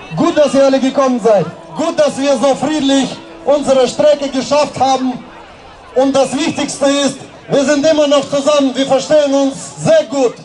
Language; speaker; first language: German; non-native, fluent; Russian